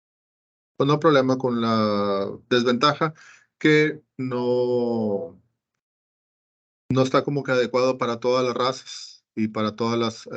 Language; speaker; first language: Spanish; native; Spanish